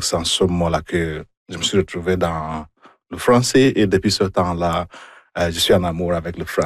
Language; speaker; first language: French; non-native, fluent; Igbo